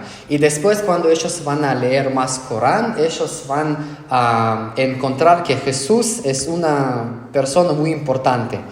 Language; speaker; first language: Spanish; non-native, fluent; Hebrew